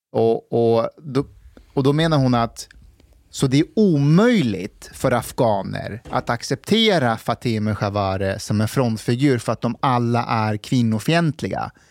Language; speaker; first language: Swedish; native; Swedish